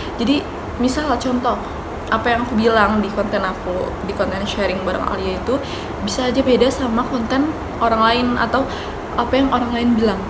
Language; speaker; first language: Indonesian; native; Indonesian